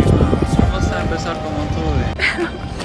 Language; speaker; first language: Spanish; non-native, fluent; French